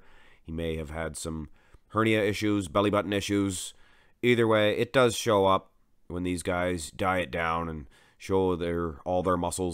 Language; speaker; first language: English; native; English